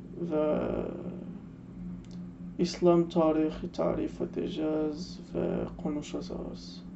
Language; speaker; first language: Turkish; non-native, learner; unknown